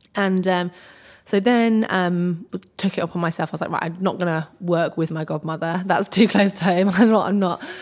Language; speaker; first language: English; native; English